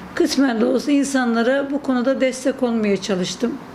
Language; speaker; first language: Turkish; native; Turkish